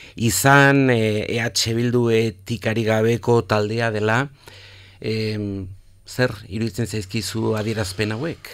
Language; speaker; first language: Basque; native; Basque